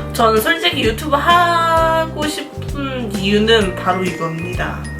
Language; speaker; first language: Korean; non-native, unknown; Chinese